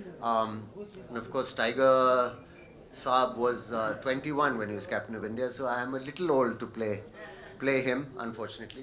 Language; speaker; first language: English; non-native, local second language; Hindi